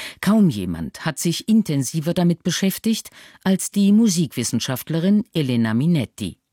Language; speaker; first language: German; native; German